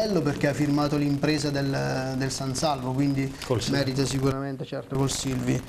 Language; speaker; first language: Italian; native; Italian